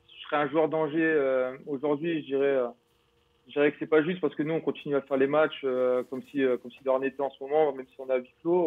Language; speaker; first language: French; native; French